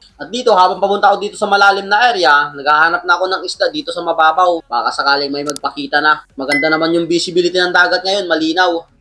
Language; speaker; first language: Filipino; non-native, local second language; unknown